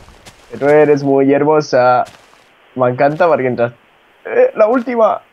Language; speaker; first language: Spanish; non-native, local second language; Catalan